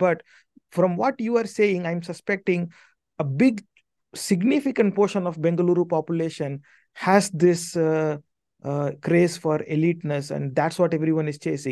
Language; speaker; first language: English; non-native, local second language; Tamil